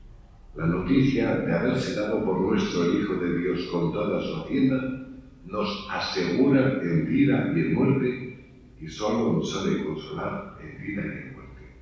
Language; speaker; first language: Spanish; native; Spanish